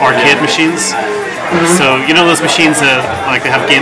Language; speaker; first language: English; native; English